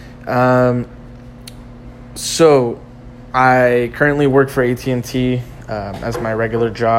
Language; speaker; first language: English; native; English